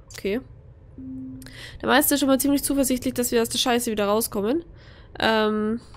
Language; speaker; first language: German; native; German